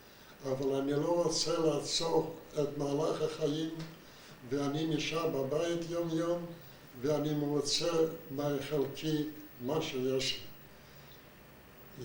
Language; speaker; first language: Hebrew; non-native, fluent; Yiddish